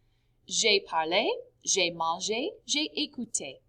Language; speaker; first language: French; non-native, fluent; English